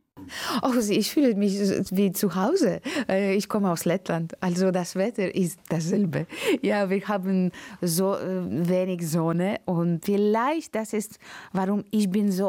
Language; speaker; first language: German; non-native, fluent; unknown